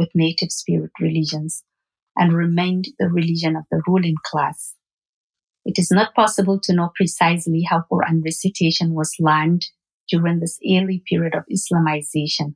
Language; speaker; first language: English; non-native, local second language; Hausa